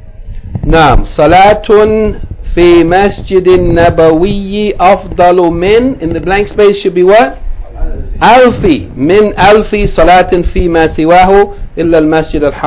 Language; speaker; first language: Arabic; non-native, fluent; English